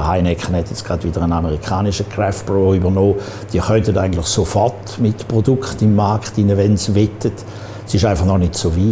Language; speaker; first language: German; native; German